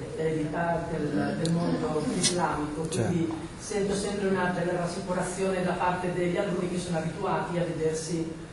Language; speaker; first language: Italian; non-native, fluent; Spanish